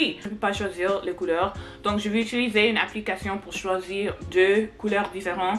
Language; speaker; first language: French; non-native, learner; English